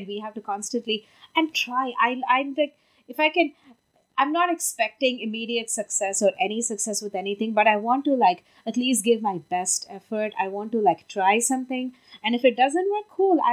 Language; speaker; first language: English; non-native, local second language; Tamil